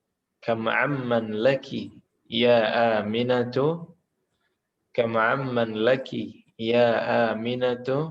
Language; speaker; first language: Arabic; non-native, fluent; Indonesian